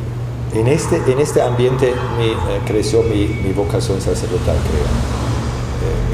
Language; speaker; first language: Spanish; non-native, fluent; German